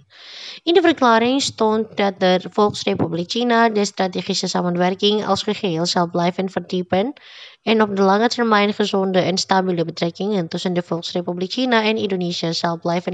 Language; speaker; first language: Dutch; non-native, fluent; Indonesian